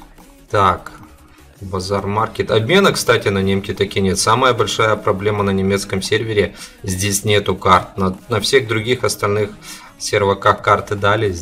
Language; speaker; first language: Russian; native; Russian